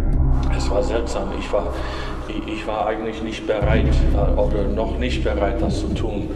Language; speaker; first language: German; non-native, fluent; English